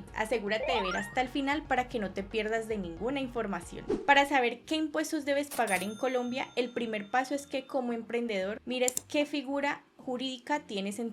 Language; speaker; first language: Spanish; native; Spanish